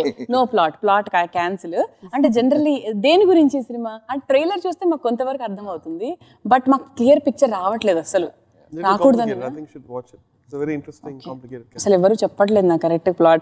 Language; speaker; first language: Telugu; native; Telugu